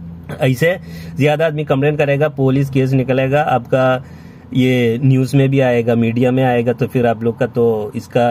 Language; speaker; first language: Hindi; non-native, local second language; Malayalam